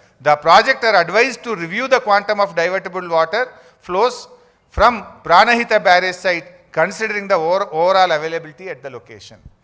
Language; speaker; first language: English; non-native, local second language; Telugu